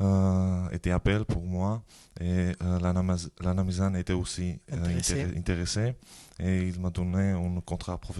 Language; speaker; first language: French; non-native, learner; Georgian